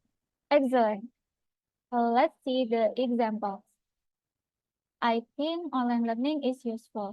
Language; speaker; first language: English; non-native, fluent; Indonesian